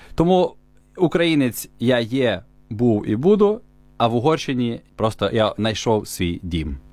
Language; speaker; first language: Ukrainian; native; Ukrainian